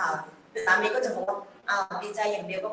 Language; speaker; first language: Thai; native; Thai